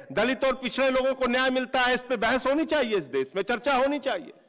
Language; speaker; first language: Hindi; native; Hindi